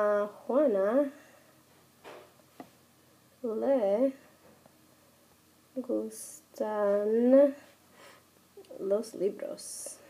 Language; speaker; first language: Spanish; non-native, fluent; English